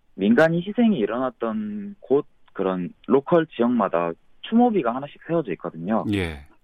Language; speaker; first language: Korean; native; Korean